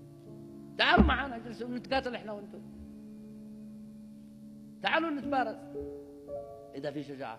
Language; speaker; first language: Arabic; native; Arabic